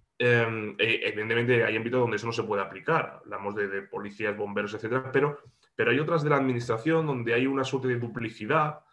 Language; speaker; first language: Spanish; native; Spanish